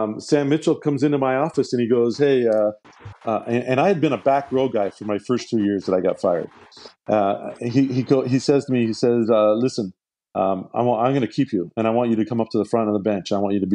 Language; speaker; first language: English; native; English